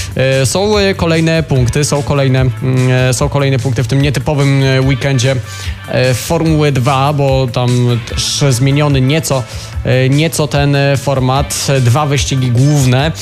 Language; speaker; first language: Polish; native; Polish